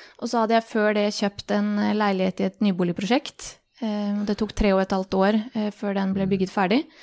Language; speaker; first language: Norwegian; early bilingual, other home language; Bosnian